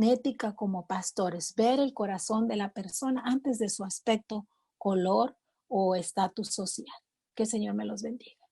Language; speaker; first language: Spanish; native; Spanish